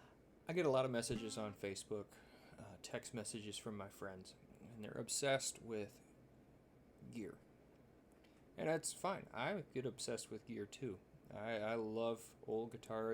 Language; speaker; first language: English; native; English